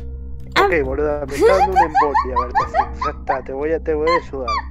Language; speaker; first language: Spanish; native; Spanish